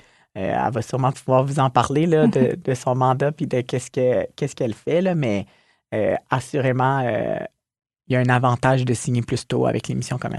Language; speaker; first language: French; native; French